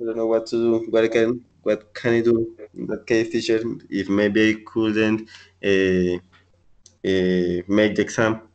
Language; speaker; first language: English; non-native, learner; Spanish